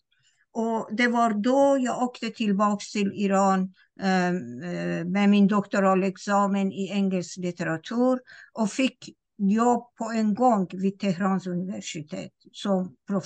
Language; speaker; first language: Swedish; non-native, fluent; Persian